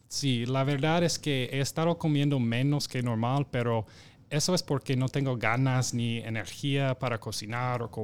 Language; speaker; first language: Spanish; non-native, fluent; English